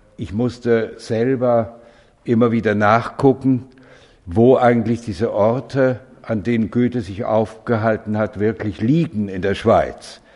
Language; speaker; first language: German; native; German